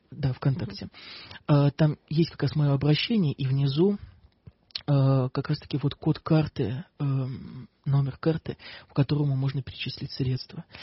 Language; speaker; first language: Russian; native; Russian